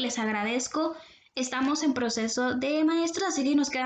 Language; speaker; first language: Spanish; native; Spanish